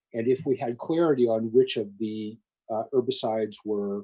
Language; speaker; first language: English; native; English